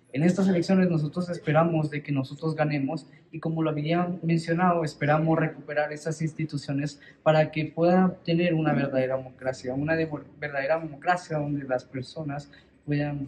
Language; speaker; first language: Spanish; native; Spanish